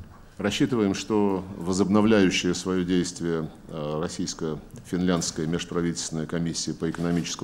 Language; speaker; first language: Russian; native; Russian